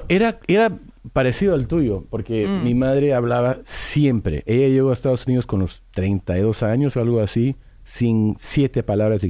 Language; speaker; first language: Spanish; early bilingual, heritage; English